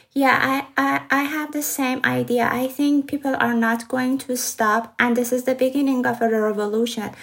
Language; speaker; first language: English; non-native, fluent; Persian